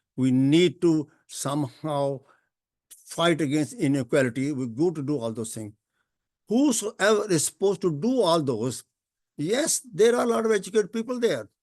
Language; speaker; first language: English; non-native, local second language; Punjabi